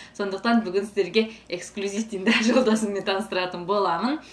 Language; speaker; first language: Kazakh; native; Kazakh